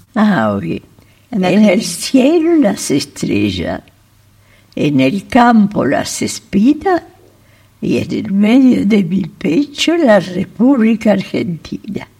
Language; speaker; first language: French; non-native, fluent; Spanish